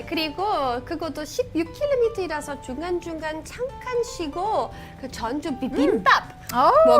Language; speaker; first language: Korean; non-native, learner; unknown